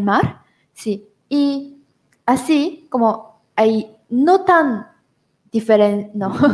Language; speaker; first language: Spanish; non-native, learner; Japanese